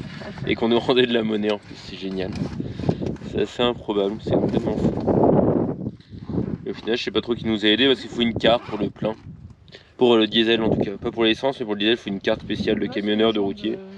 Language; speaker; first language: French; native; French